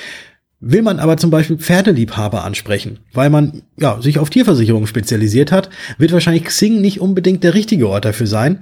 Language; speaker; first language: German; native; German